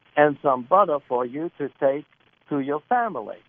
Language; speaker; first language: English; early bilingual, other home language; Lithuanian